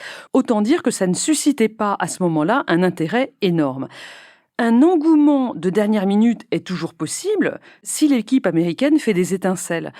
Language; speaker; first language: French; native; French